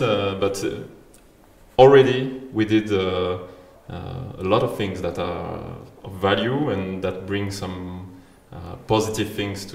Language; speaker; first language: English; non-native, fluent; French